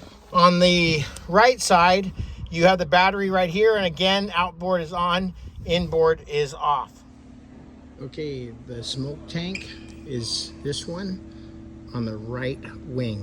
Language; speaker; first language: English; native; English